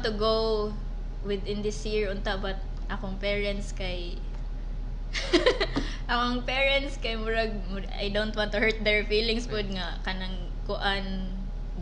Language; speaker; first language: English; non-native, local second language; Cebuano